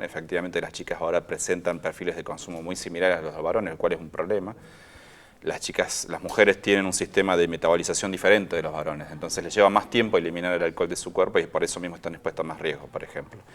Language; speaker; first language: Spanish; native; Spanish